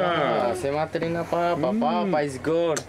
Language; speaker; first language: Russian; non-native, learner; Swahili